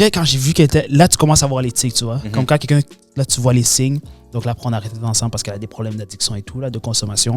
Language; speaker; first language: French; native; French